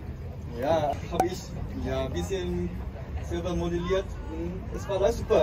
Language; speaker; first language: German; non-native, learner; Thai